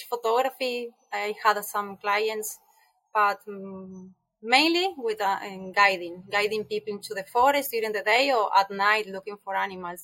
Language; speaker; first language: English; non-native, fluent; Spanish